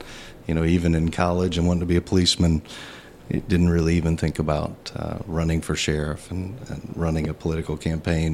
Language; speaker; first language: English; native; English